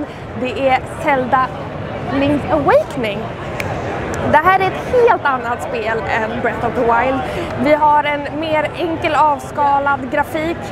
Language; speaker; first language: Swedish; native; Swedish